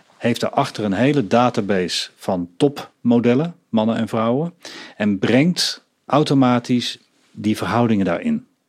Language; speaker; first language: Dutch; native; Dutch